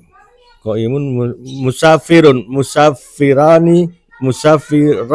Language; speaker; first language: Arabic; non-native, learner; Indonesian